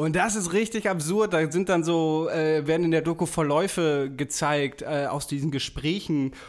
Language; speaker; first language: German; native; German